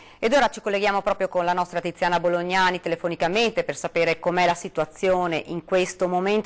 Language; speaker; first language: Italian; native; Italian